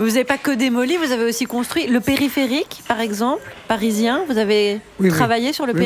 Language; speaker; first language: French; native; French